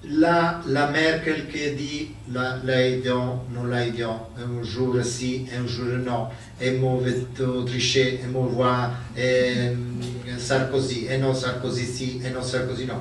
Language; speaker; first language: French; non-native, learner; Italian